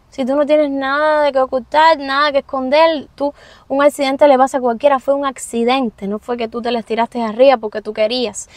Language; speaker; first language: Spanish; native; Spanish